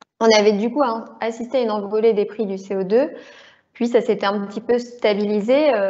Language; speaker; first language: French; native; French